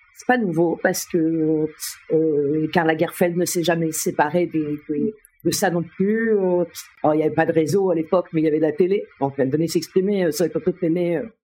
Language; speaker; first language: French; native; French